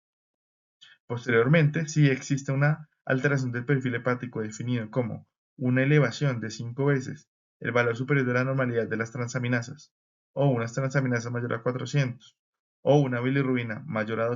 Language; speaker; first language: Spanish; native; Spanish